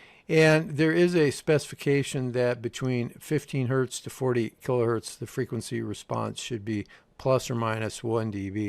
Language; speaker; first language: English; native; English